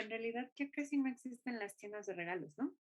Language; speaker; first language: Spanish; non-native, fluent; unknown